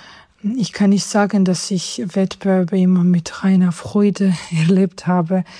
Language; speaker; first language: German; non-native, fluent; Georgian